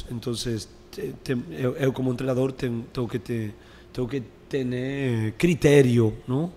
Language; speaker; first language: Portuguese; non-native, learner; Spanish